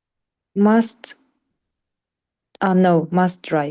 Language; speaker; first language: English; non-native, learner; Russian